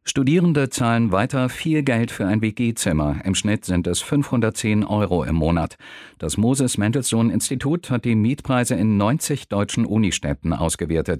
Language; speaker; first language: German; native; German